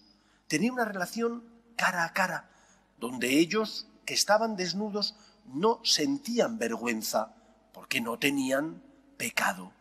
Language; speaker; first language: Spanish; native; Spanish